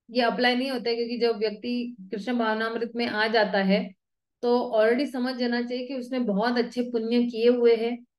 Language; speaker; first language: Hindi; native; Hindi